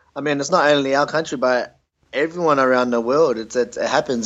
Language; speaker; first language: English; native; English